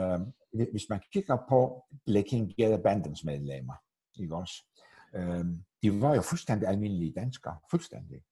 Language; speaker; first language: Danish; non-native, fluent; Turkish